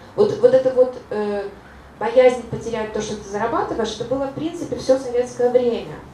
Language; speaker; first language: Russian; native; Russian